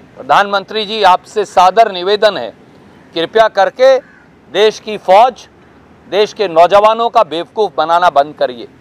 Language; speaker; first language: Hindi; native; Hindi